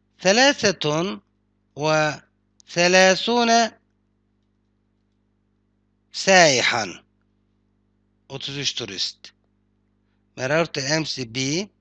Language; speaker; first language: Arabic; non-native, fluent; Turkish